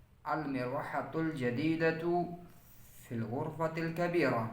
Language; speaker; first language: Arabic; non-native, fluent; Urdu